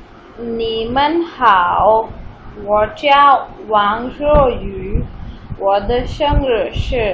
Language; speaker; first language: Chinese; non-native, fluent; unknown